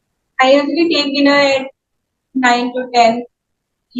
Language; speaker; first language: English; non-native, learner; Hindi